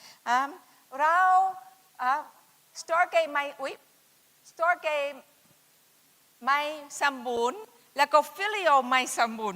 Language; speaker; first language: Thai; non-native, fluent; English